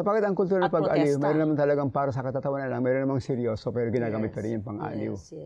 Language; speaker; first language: Filipino; native; Filipino